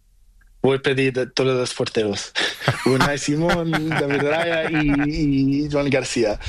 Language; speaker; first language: Spanish; non-native, learner; Portuguese